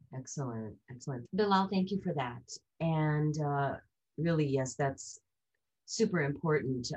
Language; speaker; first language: English; early bilingual, other home language; Hindi